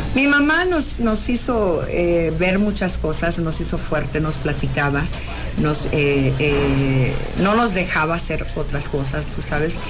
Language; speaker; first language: Spanish; early bilingual, heritage; Spanish